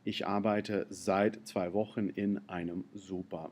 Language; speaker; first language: German; non-native, fluent; English